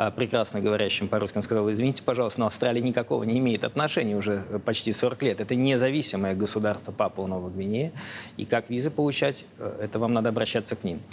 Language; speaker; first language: Russian; native; Russian